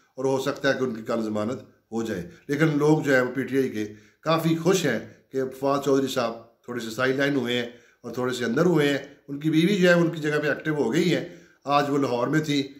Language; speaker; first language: Urdu; non-native, local second language; Punjabi